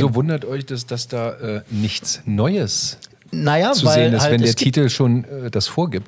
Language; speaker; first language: German; native; German